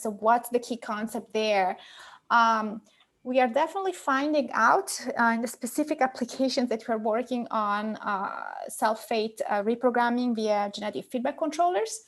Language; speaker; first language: English; non-native, fluent; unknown